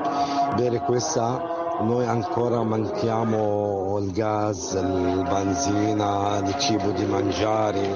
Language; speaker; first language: Italian; non-native, learner; Arabic